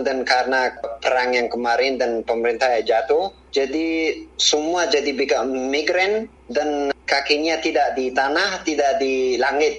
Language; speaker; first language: Indonesian; non-native, fluent; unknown